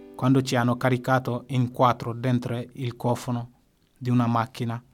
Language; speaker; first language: Italian; non-native, fluent; Bambara